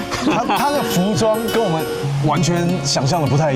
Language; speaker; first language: Chinese; native; Chinese